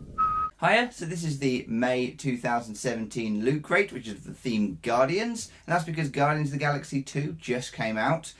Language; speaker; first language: English; native; English